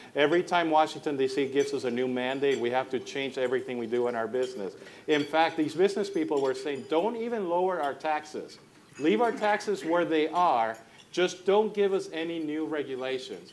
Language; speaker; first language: English; non-native, local second language; Spanish